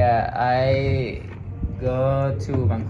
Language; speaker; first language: English; non-native, learner; Spanish